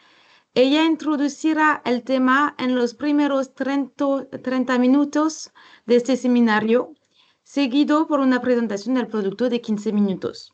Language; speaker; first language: Spanish; non-native, learner; French